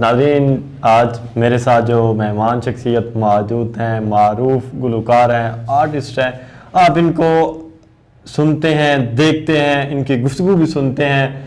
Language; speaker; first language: Urdu; non-native, local second language; Punjabi